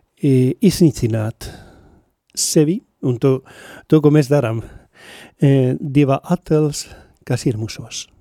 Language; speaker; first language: Latvian; non-native, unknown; Spanish